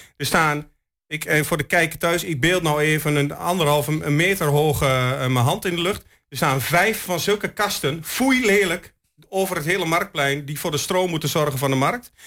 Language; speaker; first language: Dutch; native; Dutch